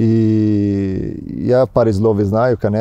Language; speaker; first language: Russian; non-native, learner; Portuguese